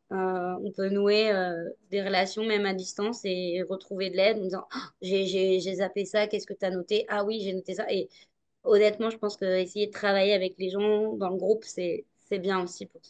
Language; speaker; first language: French; native; French